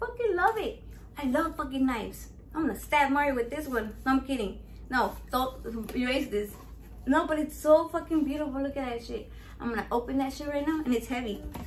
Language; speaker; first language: English; early bilingual, other home language; Spanish